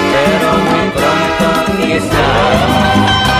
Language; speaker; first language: Spanish; early bilingual, heritage; Spanish